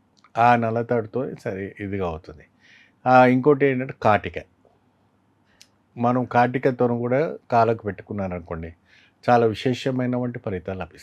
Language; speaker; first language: Telugu; non-native, fluent; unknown